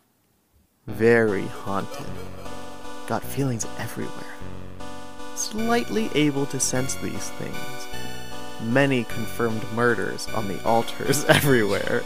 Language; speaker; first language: English; native; English